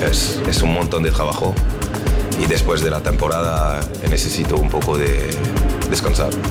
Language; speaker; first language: Spanish; non-native, learner; French